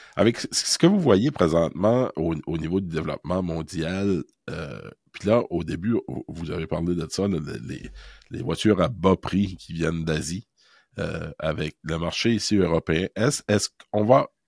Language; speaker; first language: French; native; French